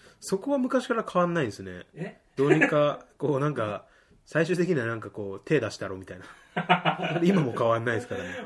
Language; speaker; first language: Japanese; native; Japanese